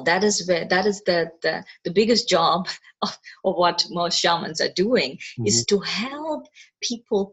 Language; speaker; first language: English; non-native, local second language; Malayalam